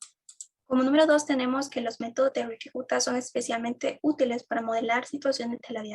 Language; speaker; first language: Spanish; native; Spanish